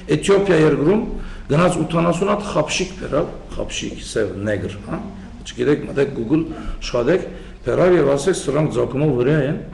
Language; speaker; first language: Armenian; early bilingual, heritage; Armenian